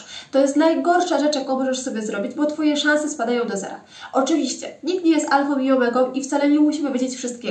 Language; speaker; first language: Polish; native; Polish